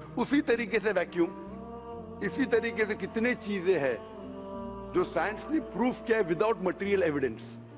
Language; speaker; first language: Hindi; non-native, local second language; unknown